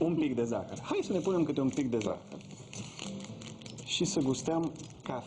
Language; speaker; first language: Romanian; native; Romanian